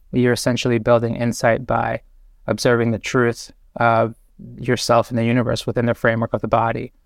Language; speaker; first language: English; native; English